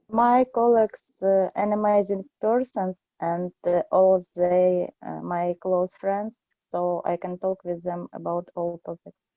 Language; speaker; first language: English; non-native, learner; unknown